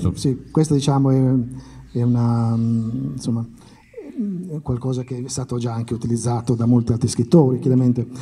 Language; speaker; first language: Italian; native; Italian